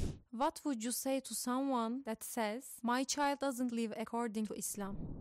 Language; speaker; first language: English; non-native, learner; Turkish